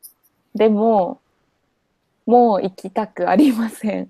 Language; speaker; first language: Japanese; non-native, fluent; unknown